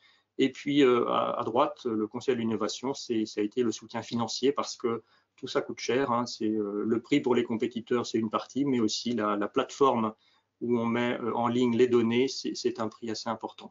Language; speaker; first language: French; native; French